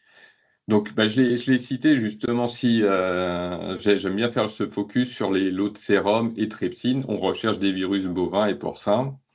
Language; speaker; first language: French; native; French